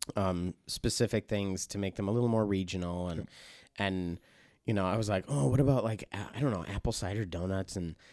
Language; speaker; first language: English; native; English